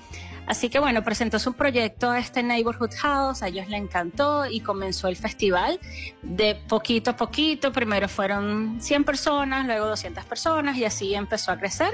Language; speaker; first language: Spanish; native; Spanish